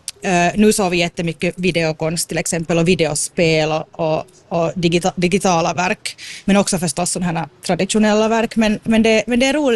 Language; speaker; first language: Swedish; native; Swedish